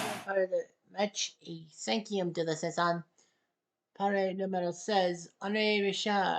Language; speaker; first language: French; non-native, learner; English